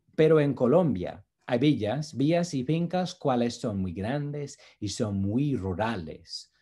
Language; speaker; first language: Spanish; non-native, fluent; English